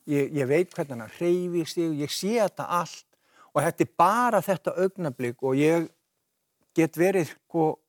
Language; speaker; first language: Icelandic; native; Icelandic